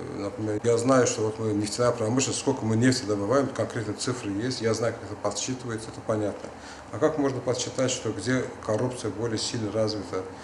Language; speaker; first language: Russian; non-native, local second language; Azerbaijani